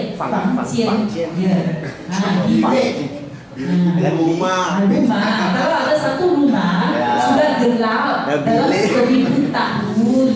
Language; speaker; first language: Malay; non-native, local second language; Chinese